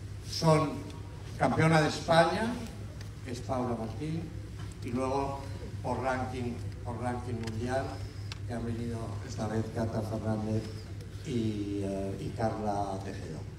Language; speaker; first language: Spanish; native; Spanish